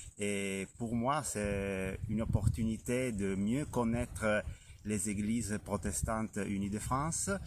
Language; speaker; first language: French; non-native, fluent; Italian